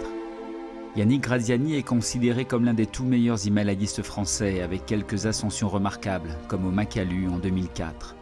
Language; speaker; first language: French; native; French